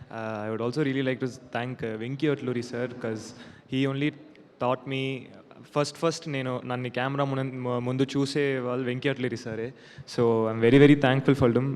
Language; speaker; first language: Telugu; non-native, learner; Tamil